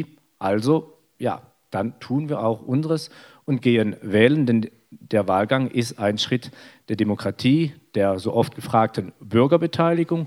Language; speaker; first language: German; native; German